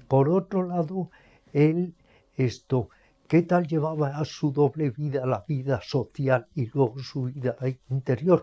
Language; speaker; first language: Spanish; native; Spanish